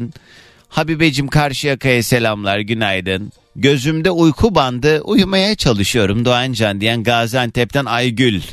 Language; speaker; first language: Turkish; native; Turkish